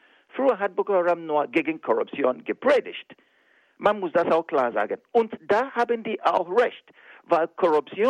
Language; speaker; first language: German; non-native, fluent; Igbo